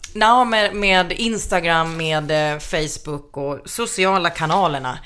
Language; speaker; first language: Swedish; early bilingual, other home language; Finnish